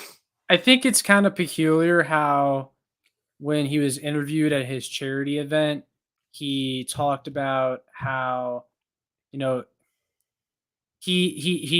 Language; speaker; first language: English; native; English